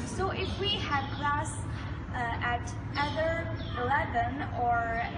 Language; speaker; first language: English; non-native, learner; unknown